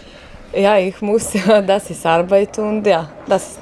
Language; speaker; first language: German; non-native, learner; Bosnian